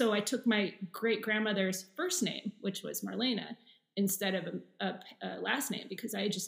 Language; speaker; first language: English; native; English